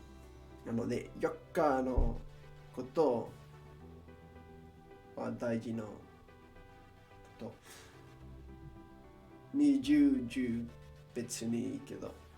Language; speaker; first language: Japanese; non-native, learner; English